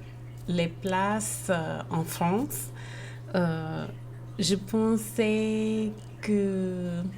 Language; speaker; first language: French; non-native, learner; English